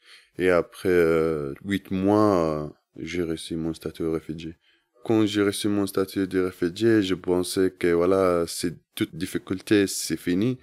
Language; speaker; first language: French; non-native, learner; Arabic